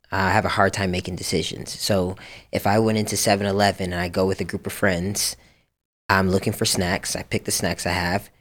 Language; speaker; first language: English; early bilingual, other home language; Japanese